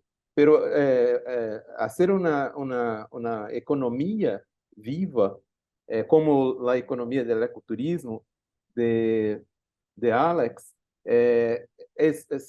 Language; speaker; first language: Spanish; non-native, learner; Portuguese